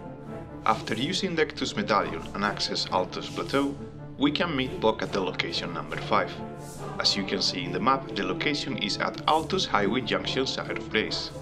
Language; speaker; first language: English; non-native, fluent; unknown